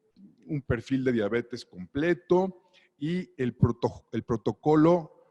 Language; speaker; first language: Spanish; native; Spanish